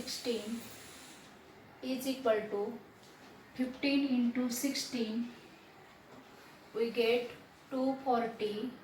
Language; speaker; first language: English; non-native, local second language; Marathi